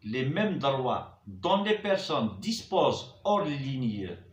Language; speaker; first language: French; non-native, local second language; Arabic